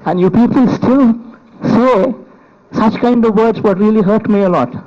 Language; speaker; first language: English; non-native, local second language; Telugu